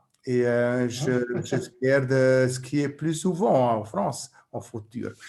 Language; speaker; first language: French; non-native, learner; German